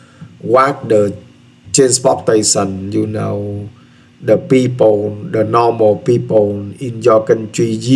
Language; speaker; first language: English; non-native, learner; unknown